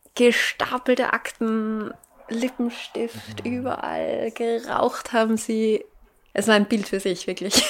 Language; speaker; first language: German; native; German